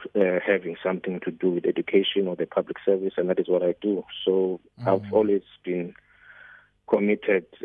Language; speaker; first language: English; non-native, local second language; Xhosa